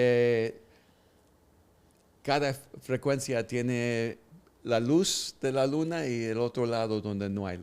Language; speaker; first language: Spanish; early bilingual, heritage; Spanish